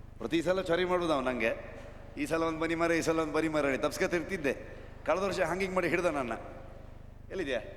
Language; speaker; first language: Kannada; native; Kannada